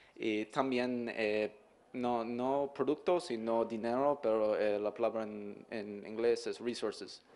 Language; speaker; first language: Spanish; non-native, learner; English